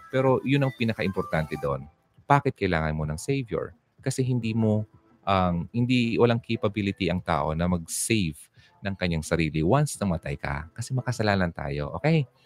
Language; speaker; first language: Filipino; non-native, local second language; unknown